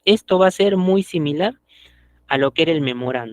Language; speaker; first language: Spanish; native; Spanish